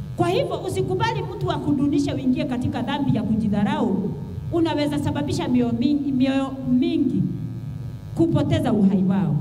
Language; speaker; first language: Swahili; non-native, local second language; Kikuyu